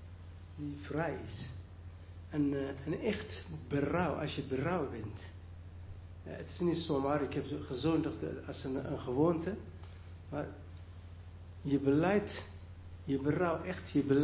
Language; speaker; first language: Dutch; non-native, learner; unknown